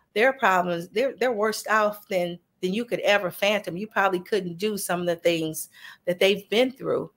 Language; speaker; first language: English; native; English